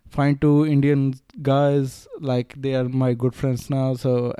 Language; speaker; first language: English; non-native, local second language; Punjabi